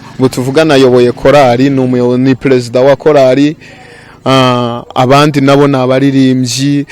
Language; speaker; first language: Kinyarwanda; native; Kinyarwanda